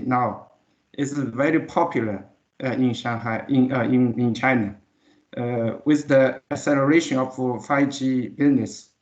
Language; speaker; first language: English; non-native, learner; Chinese